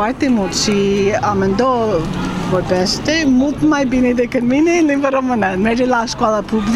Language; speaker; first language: Romanian; non-native, learner; English